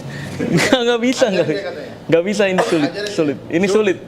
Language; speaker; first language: Indonesian; non-native, learner; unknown